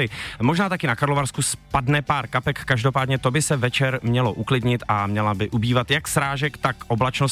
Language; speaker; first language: Czech; native; Czech